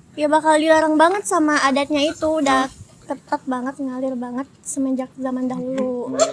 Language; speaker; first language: Indonesian; non-native, local second language; Minangkabau